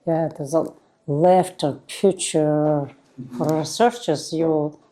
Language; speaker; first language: English; non-native, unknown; Mongolian